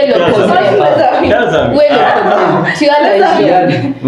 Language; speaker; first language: French; non-native, learner; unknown